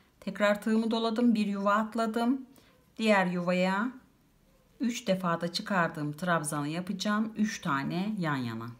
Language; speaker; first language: Turkish; native; Turkish